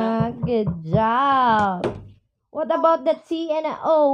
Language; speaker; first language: English; non-native, learner; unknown